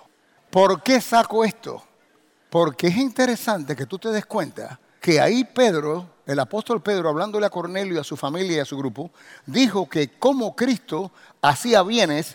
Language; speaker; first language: Spanish; native; Spanish